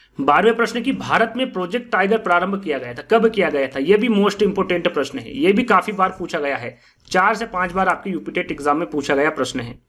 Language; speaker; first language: Hindi; native; Hindi